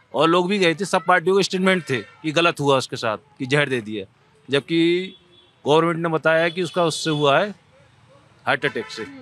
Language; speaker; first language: Hindi; native; Hindi